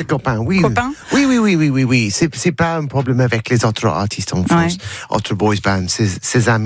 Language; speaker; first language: French; non-native, learner; English